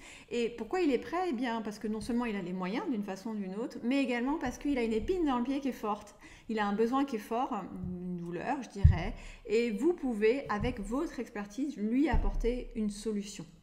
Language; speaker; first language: French; native; French